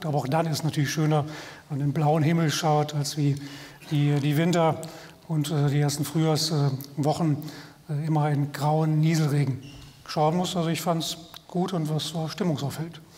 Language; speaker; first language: German; native; German